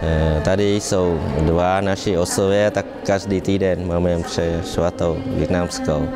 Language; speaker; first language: Czech; non-native, learner; Vietnamese